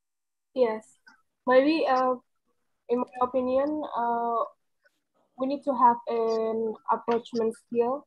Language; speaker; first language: English; non-native, learner; Indonesian